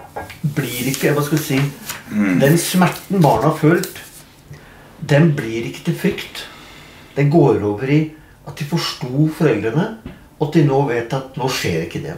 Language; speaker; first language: Norwegian; native; Norwegian